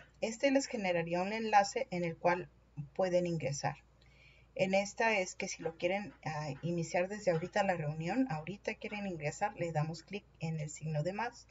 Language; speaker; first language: Spanish; native; Spanish